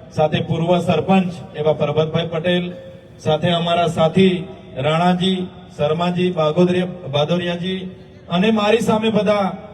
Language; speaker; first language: Gujarati; non-native, local second language; Vasavi